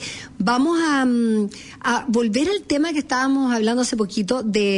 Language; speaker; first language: Spanish; native; Spanish